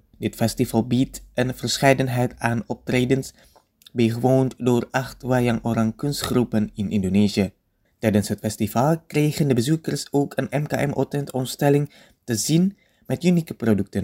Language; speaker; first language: Dutch; non-native, fluent; Indonesian